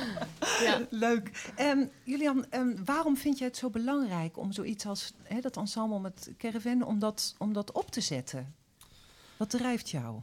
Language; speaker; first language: Dutch; native; Dutch